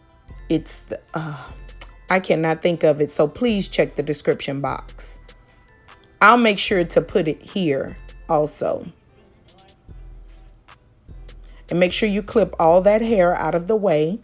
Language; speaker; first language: English; native; English